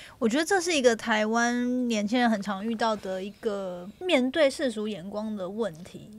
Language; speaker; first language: Chinese; native; Chinese